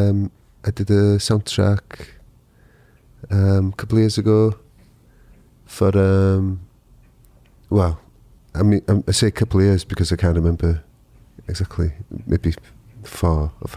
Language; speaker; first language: English; non-native, local second language; Welsh